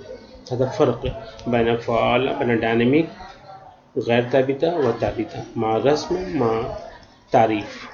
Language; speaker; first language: Arabic; non-native, learner; Urdu